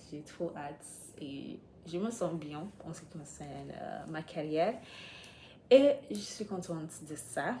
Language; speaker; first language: French; non-native, learner; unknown